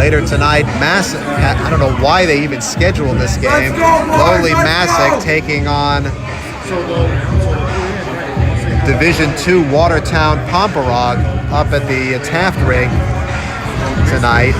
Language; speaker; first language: English; native; English